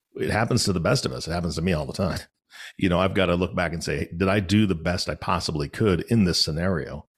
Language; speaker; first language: English; native; English